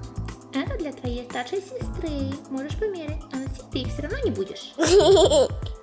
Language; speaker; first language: Russian; native; Russian